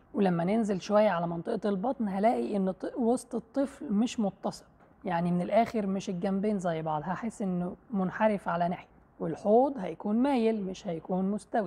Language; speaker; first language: Arabic; native; Arabic